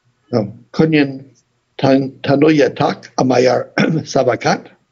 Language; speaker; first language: Hungarian; non-native, learner; English